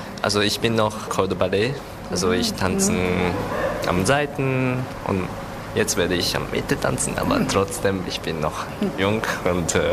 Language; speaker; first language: German; non-native, learner; Japanese